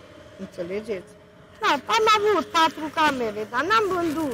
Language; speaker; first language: Romanian; non-native, local second language; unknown